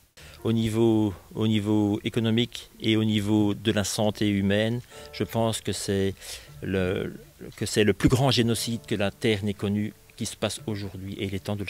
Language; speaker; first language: French; native; French